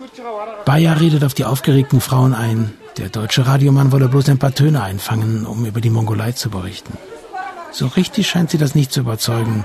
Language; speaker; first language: German; native; German